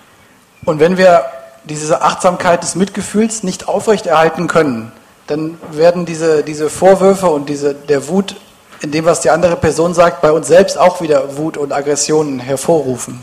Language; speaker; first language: German; native; German